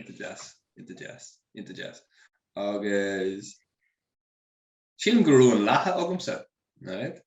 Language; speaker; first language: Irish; non-native, local second language; English